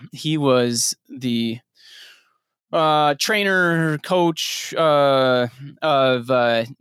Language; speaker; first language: English; native; English